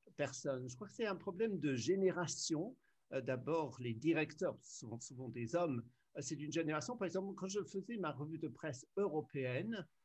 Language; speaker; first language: French; non-native, fluent; English